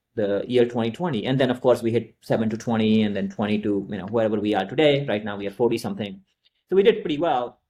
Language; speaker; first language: English; non-native, local second language; Hindi